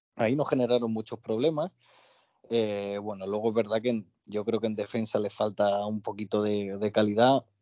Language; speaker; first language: Spanish; native; Spanish